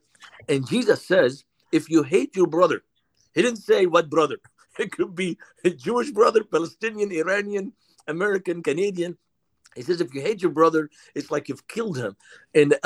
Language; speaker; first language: English; non-native, fluent; Arabic